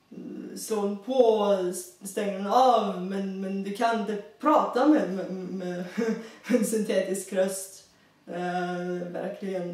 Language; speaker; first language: Swedish; non-native, fluent; Bulgarian